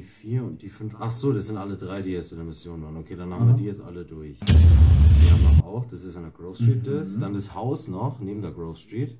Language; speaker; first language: German; native; German